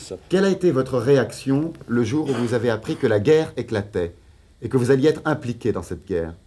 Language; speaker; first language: French; native; French